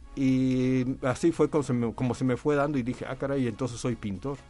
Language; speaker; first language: Spanish; native; Spanish